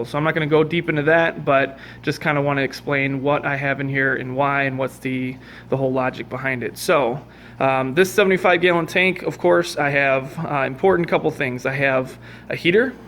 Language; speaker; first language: English; native; English